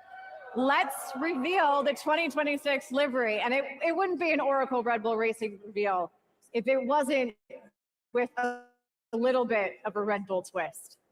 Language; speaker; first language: English; native; English